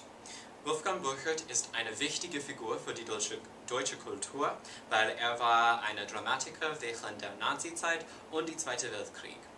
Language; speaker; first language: German; non-native, learner; English